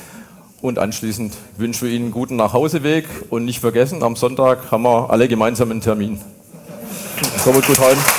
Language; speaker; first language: German; native; German